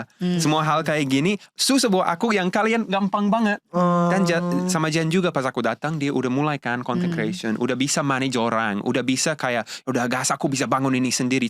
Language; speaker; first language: Indonesian; non-native, fluent; English